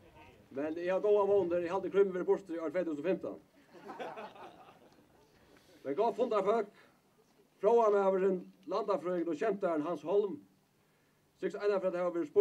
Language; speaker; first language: Danish; non-native, learner; Faroese